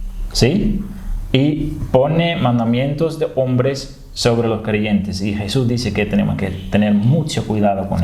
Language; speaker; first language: Spanish; non-native, fluent; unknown